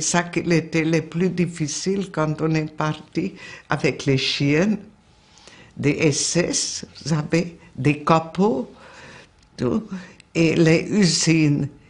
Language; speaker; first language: French; non-native, fluent; Hungarian